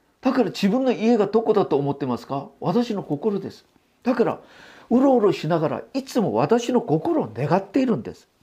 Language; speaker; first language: Japanese; non-native, fluent; Korean